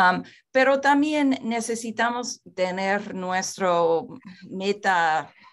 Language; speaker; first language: Spanish; non-native, fluent; English